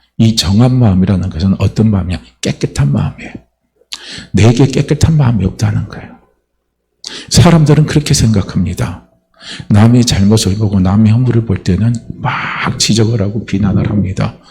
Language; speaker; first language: Korean; native; Korean